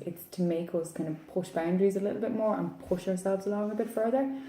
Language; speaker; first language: English; native; English